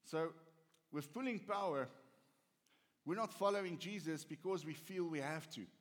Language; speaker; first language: English; non-native, local second language; Afrikaans